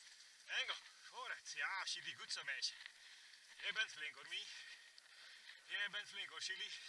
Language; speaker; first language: Dutch; native; Dutch